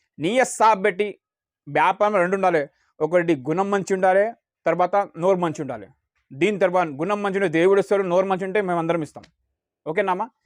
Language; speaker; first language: Telugu; non-native, local second language; Urdu